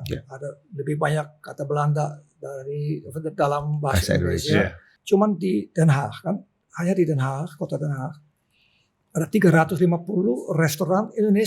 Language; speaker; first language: Indonesian; non-native, local second language; Dutch